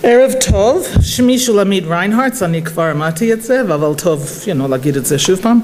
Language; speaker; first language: Hebrew; non-native, fluent; English